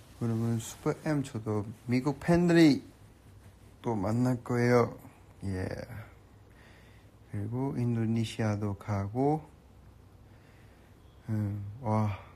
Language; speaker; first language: Korean; non-native, learner; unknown